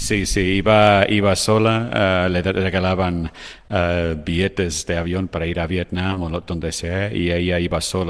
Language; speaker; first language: Spanish; non-native, fluent; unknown